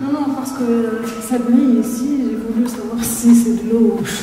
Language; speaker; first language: French; non-native, local second language; Arabic